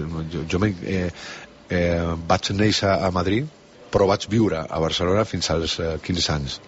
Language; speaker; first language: Catalan; non-native, local second language; Spanish